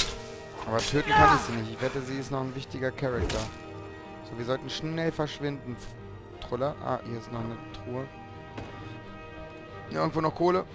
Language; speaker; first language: German; native; German